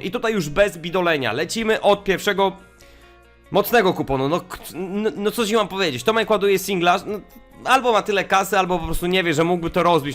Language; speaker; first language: Polish; native; Polish